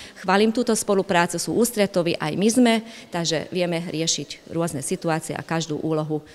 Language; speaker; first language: Slovak; non-native, local second language; Hungarian